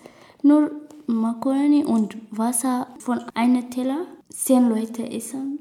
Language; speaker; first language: German; non-native, learner; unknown